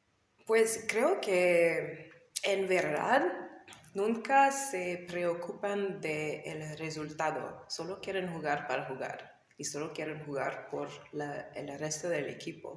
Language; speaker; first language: Spanish; non-native, learner; English